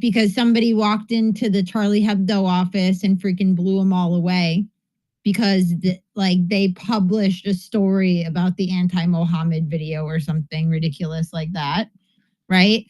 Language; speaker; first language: English; native; English